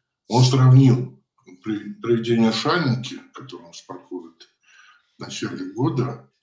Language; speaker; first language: Russian; native; Russian